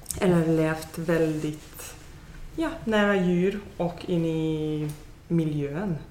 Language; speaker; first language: Swedish; non-native, fluent; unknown